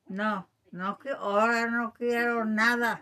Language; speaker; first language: Spanish; native; Spanish